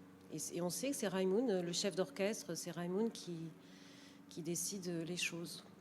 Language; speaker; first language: French; native; French